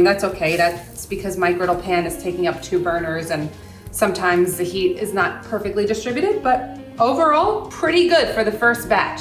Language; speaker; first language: English; native; English